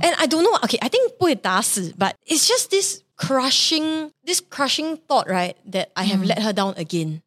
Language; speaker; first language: English; non-native, local second language; Chinese